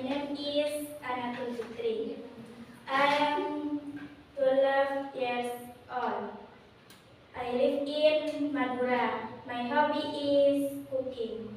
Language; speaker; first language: English; non-native, learner; Indonesian